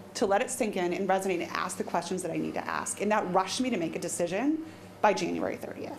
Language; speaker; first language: English; native; English